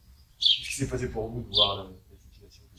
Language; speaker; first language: French; native; French